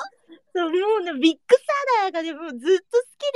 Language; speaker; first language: Japanese; native; Japanese